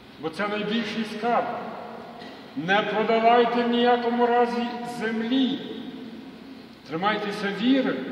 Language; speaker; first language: Ukrainian; native; Ukrainian